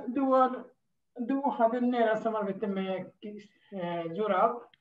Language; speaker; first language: Swedish; non-native, fluent; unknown